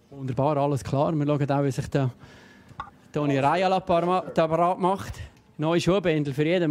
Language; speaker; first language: German; native; German